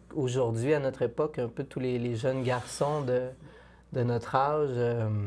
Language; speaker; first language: French; native; French